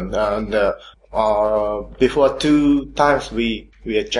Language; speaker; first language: English; non-native, learner; Japanese